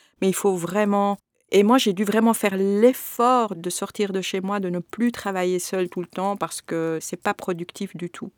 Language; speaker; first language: French; native; French